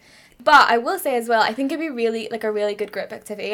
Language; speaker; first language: English; native; English